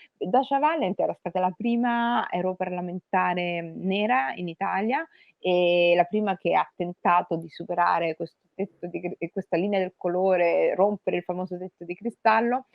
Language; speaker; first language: Italian; early bilingual, other home language; Somali